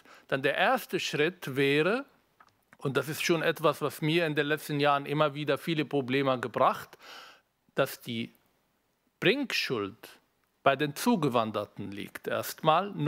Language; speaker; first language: German; non-native, fluent; Arabic